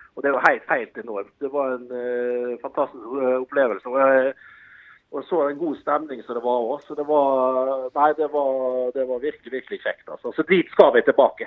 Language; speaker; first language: Norwegian; early bilingual, other home language; Dutch